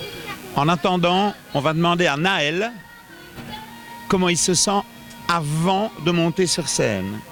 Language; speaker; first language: French; native; French